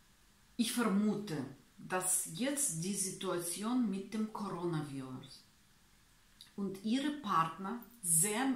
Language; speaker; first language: German; non-native, learner; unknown